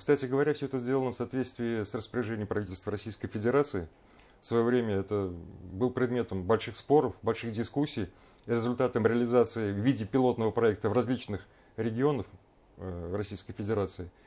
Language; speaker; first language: Russian; native; Russian